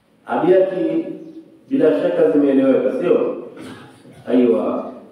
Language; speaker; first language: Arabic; non-native, fluent; Swahili